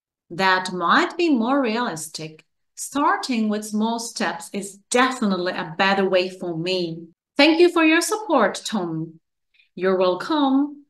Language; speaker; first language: English; non-native, fluent; Czech